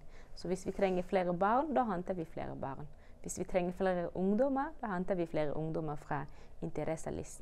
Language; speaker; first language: Norwegian; early bilingual, other home language; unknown